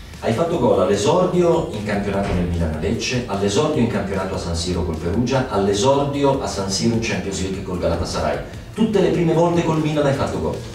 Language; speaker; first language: Italian; native; Italian